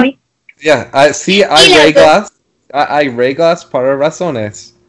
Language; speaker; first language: Spanish; non-native, learner; English